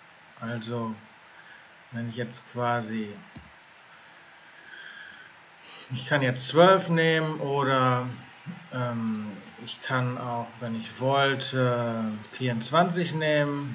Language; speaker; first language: German; native; German